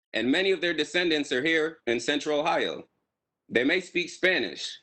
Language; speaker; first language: English; native; English